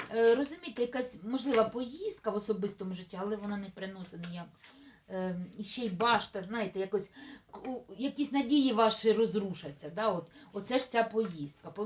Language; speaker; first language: Ukrainian; non-native, local second language; Russian